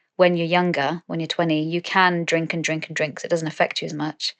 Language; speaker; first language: English; native; English